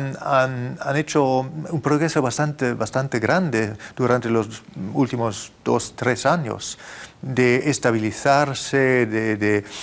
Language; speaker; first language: Spanish; non-native, fluent; German